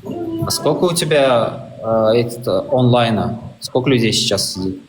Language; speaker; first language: Russian; non-native, local second language; Turkmen